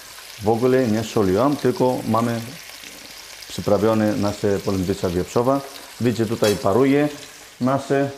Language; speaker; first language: Polish; non-native, fluent; Greek